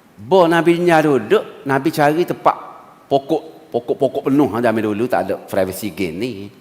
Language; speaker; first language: Malay; native; Malay